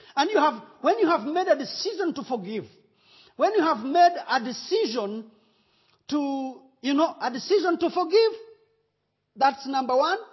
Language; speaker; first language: English; non-native, local second language; Kinyarwanda